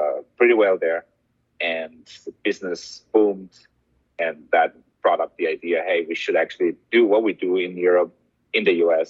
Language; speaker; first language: English; non-native, fluent; German